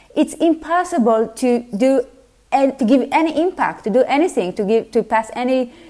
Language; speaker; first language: English; non-native, fluent; Hebrew